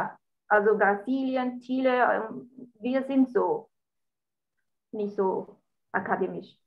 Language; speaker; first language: German; non-native, fluent; Spanish